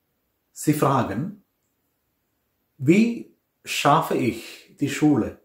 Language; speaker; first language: German; non-native, fluent; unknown